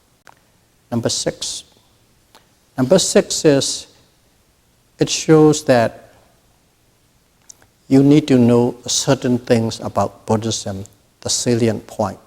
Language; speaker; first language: English; non-native, fluent; Burmese